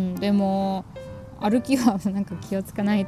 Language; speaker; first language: Japanese; non-native, learner; German